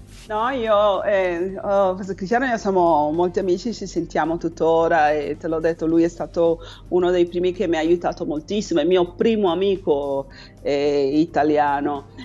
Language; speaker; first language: Italian; non-native, fluent; Spanish